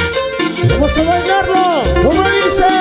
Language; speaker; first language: Spanish; native; Spanish